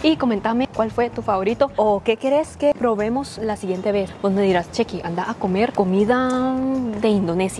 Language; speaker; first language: Spanish; native; Spanish